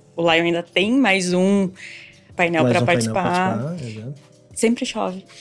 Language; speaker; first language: Portuguese; native; Portuguese